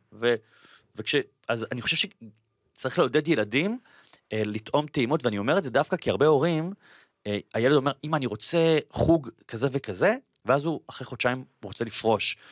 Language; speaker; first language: Hebrew; native; Hebrew